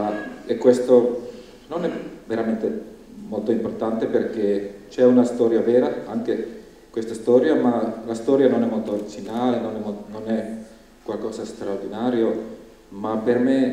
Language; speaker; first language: Italian; non-native, fluent; Finnish